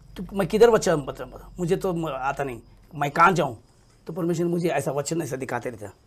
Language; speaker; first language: Hindi; native; Hindi